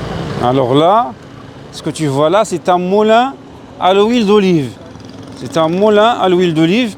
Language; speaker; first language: French; non-native, local second language; Arabic